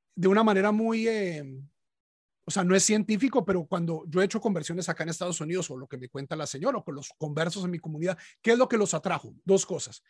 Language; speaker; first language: Spanish; native; Spanish